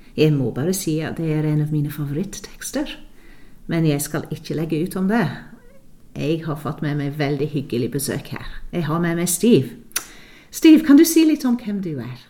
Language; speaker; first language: Norwegian; non-native, fluent; English